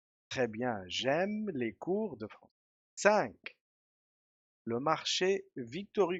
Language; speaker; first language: French; non-native, fluent; Spanish